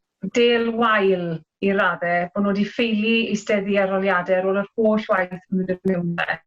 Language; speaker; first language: Welsh; native; Welsh